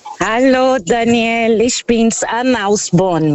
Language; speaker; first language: German; non-native, fluent; Portuguese